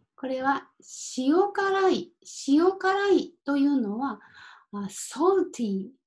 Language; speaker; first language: Japanese; native; Japanese